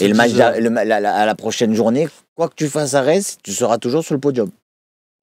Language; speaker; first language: French; native; French